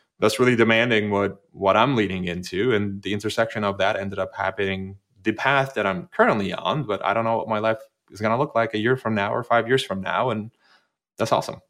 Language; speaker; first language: English; non-native, fluent; Turkish